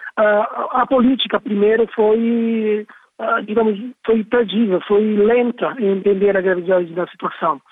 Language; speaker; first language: Portuguese; non-native, fluent; Italian